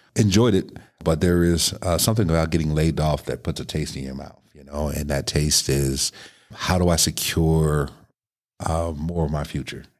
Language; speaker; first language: English; native; English